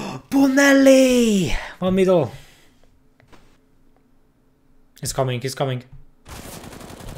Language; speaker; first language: English; non-native, learner; Hungarian